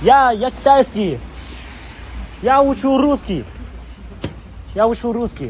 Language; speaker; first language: Russian; non-native, learner; Chinese